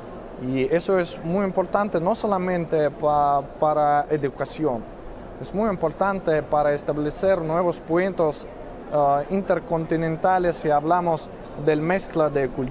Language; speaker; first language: Spanish; non-native, fluent; Russian